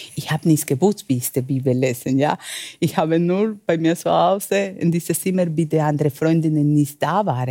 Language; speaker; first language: German; non-native, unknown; Spanish